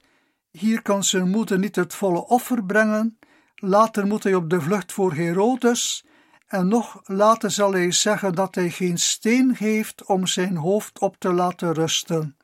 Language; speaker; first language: Dutch; native; Dutch